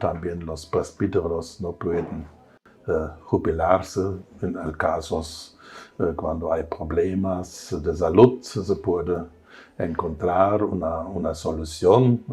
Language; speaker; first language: Spanish; non-native, fluent; German